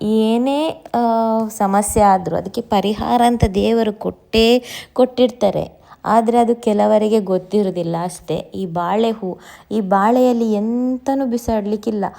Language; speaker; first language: Kannada; native; Kannada